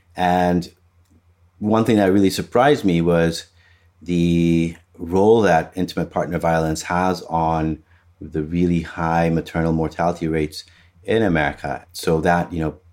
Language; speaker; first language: English; non-native, fluent; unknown